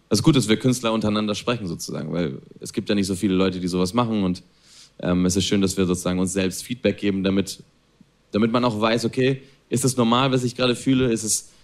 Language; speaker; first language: German; non-native, fluent; Spanish